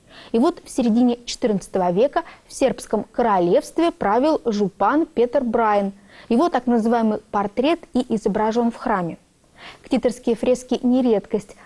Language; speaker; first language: Russian; native; Russian